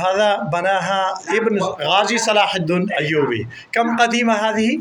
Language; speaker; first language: Arabic; non-native, fluent; Pashto